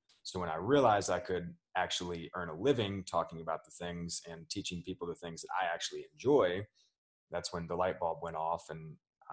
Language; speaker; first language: English; native; English